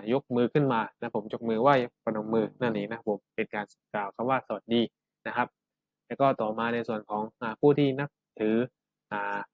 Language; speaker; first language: Thai; native; Thai